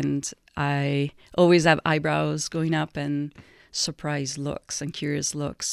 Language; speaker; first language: English; non-native, fluent; Italian